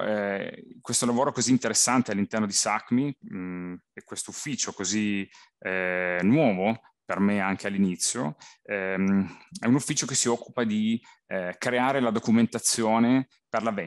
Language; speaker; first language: Italian; native; Italian